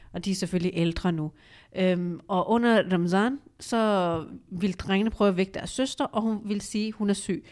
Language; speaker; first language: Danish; early bilingual, other home language; Urdu